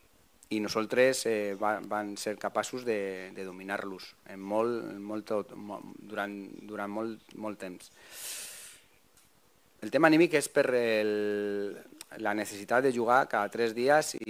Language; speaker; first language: Catalan; non-native, learner; Spanish